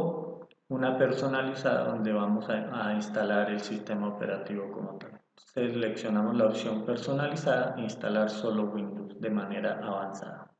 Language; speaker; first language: Spanish; native; Spanish